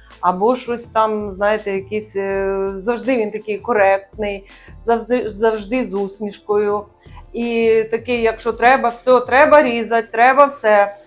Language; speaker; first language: Ukrainian; native; Ukrainian